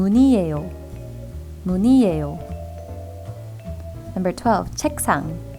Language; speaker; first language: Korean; non-native, fluent; English